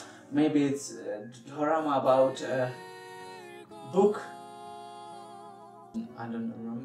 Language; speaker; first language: English; non-native, learner; Russian